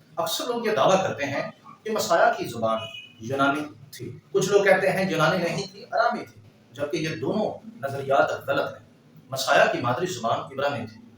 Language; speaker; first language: Urdu; non-native, local second language; Punjabi